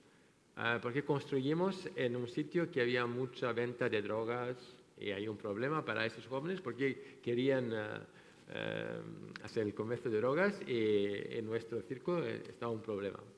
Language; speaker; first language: Spanish; non-native, fluent; French